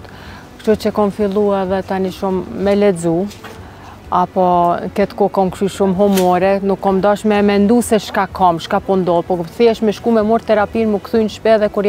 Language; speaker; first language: Albanian; early bilingual, heritage; Albanian